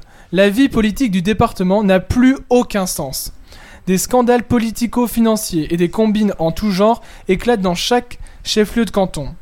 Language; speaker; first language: French; native; French